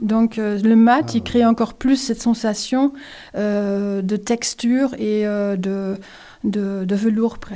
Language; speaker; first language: French; non-native, fluent; German